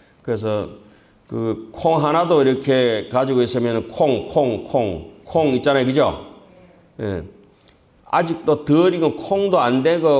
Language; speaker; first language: Korean; native; Korean